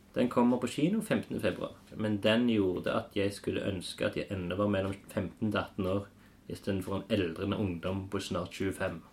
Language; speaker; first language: Norwegian; native; Norwegian